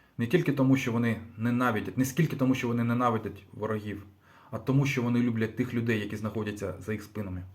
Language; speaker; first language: Ukrainian; native; Ukrainian